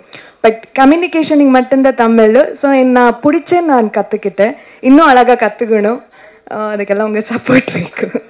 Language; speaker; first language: Tamil; non-native, learner; Kannada